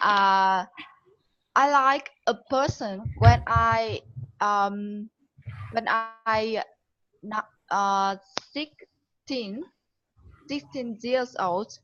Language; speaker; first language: English; non-native, learner; Vietnamese